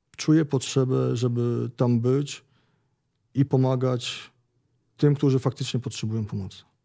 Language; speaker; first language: Polish; native; Polish